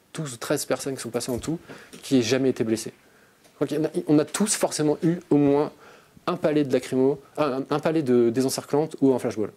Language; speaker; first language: French; native; French